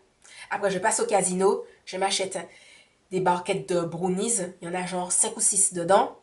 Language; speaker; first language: French; native; French